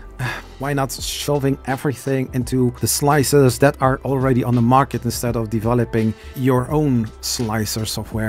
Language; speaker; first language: English; non-native, fluent; Dutch